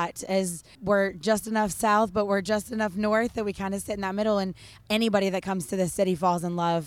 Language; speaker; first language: English; native; English